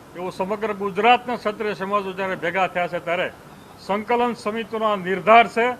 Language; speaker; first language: Gujarati; native; Gujarati